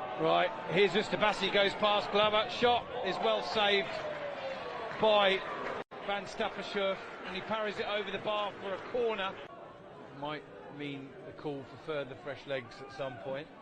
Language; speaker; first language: English; native; English